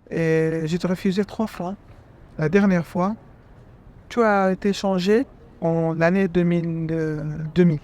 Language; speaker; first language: French; non-native, fluent; Arabic